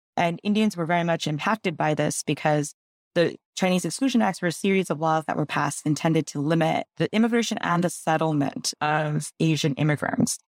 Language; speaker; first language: English; early bilingual, other home language; Gujarati